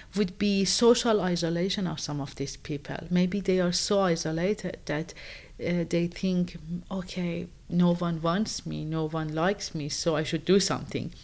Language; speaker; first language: English; non-native, fluent; Persian